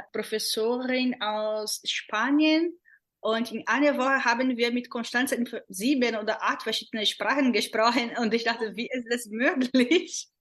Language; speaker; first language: German; non-native, fluent; Portuguese